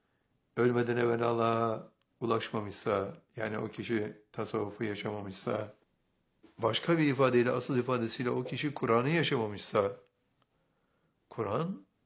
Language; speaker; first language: Turkish; native; Turkish